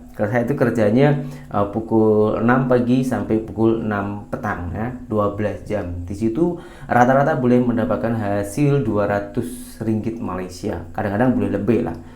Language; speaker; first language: Indonesian; native; Indonesian